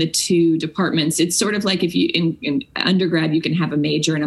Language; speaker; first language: English; native; English